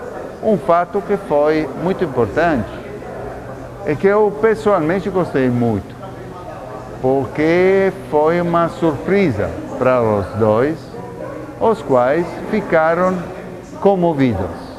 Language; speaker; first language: Portuguese; non-native, fluent; Italian